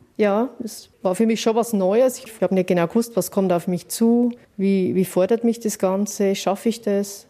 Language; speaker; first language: German; native; German